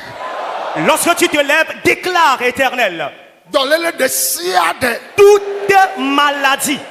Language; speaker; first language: French; non-native, local second language; Ewe